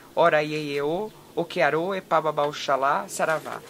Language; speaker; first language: Portuguese; native; Portuguese